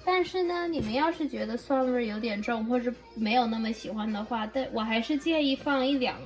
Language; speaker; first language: Chinese; early bilingual, heritage; Chinese